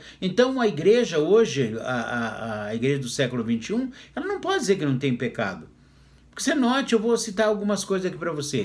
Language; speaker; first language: Portuguese; native; Portuguese